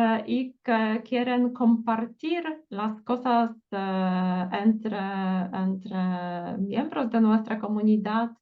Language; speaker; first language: Spanish; non-native, fluent; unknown